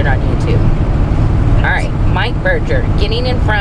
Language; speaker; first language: English; native; English